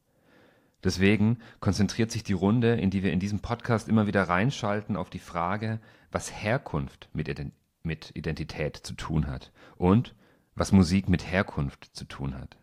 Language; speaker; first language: German; native; German